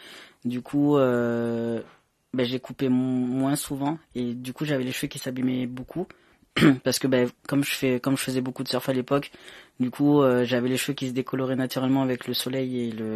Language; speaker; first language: French; native; French